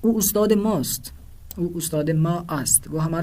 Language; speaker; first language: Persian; non-native, fluent; Urdu